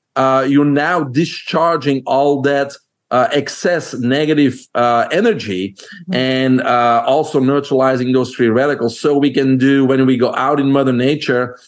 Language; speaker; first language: English; non-native, fluent; French